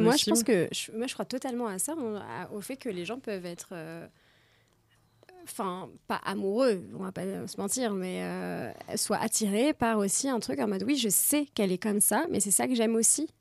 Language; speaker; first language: French; native; French